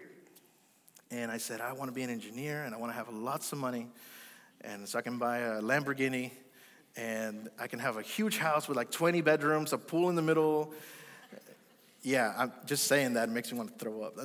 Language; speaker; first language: English; early bilingual, other home language; Spanish